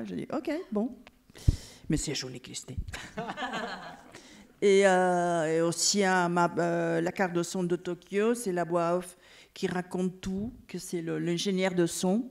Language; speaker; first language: French; non-native, fluent; Catalan